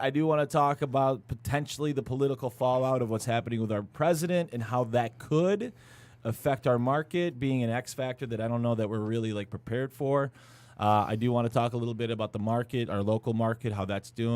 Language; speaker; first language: English; native; English